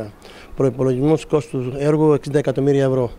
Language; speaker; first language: Greek; native; Greek